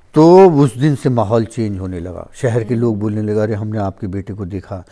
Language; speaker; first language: Hindi; native; Hindi